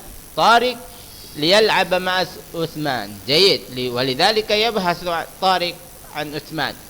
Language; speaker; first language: Arabic; non-native, fluent; Indonesian